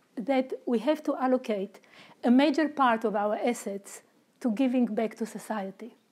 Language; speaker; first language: English; non-native, fluent; Romanian